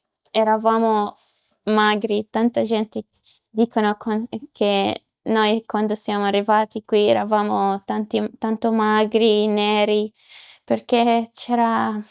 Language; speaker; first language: Italian; non-native, learner; Arabic